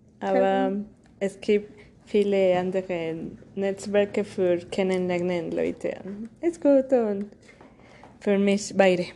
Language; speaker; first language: German; non-native, learner; Spanish